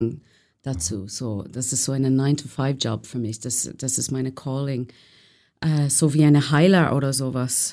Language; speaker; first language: German; non-native, learner; English